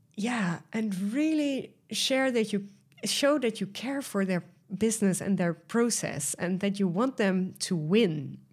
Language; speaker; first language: English; non-native, fluent; Dutch